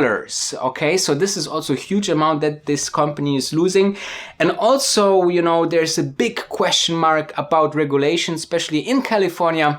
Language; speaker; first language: English; non-native, fluent; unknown